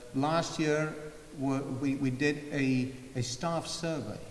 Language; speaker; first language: English; non-native, local second language; Afrikaans